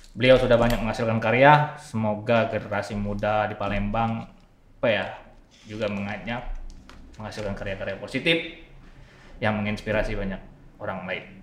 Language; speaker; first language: Indonesian; native; Indonesian